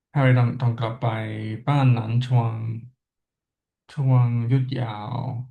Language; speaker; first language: Thai; non-native, learner; English